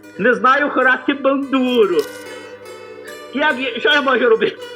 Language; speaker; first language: Ukrainian; early bilingual, heritage; Portuguese